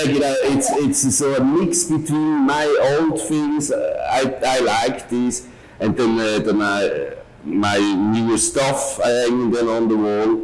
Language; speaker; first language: English; non-native, learner; German